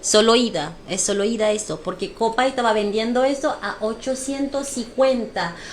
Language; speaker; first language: Spanish; non-native, fluent; Haitian Creole